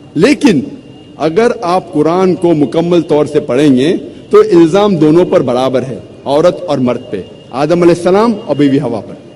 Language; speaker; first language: Urdu; non-native, local second language; Konkani